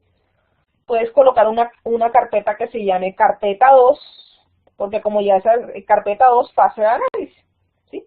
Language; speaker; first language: Spanish; native; Spanish